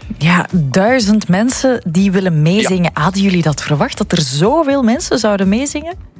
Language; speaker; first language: Dutch; native; Dutch